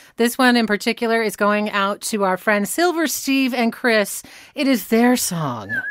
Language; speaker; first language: English; native; English